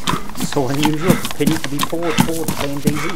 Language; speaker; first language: English; native; English